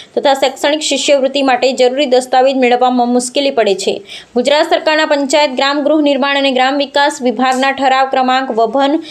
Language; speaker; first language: Gujarati; native; Gujarati